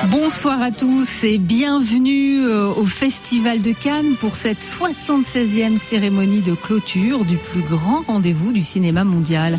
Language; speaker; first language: French; native; French